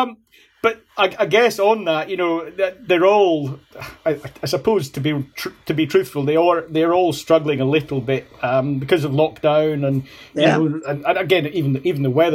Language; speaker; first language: English; native; English